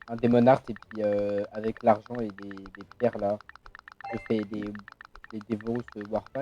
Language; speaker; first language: French; native; French